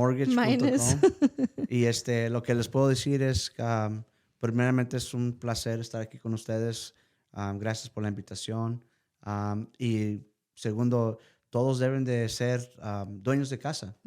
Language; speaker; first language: Spanish; early bilingual, heritage; Spanish